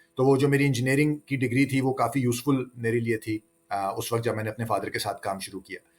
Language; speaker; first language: Urdu; native; Urdu